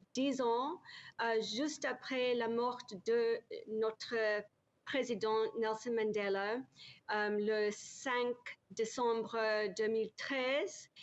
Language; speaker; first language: French; non-native, learner; English